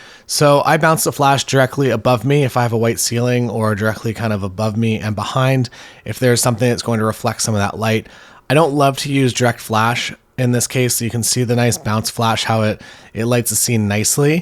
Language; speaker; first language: English; native; English